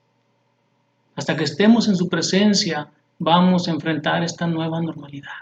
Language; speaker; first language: Spanish; native; Spanish